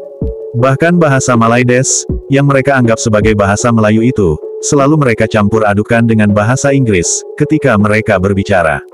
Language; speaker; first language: Indonesian; native; Indonesian